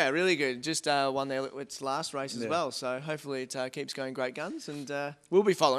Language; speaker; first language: English; native; English